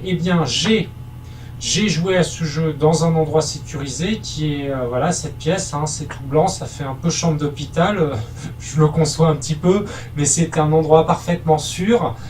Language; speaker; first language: French; native; French